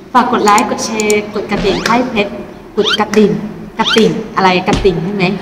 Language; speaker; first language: Thai; non-native, fluent; Chinese